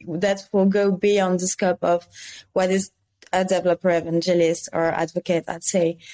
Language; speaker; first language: English; non-native, fluent; French